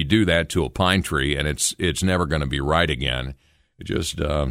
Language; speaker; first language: English; native; English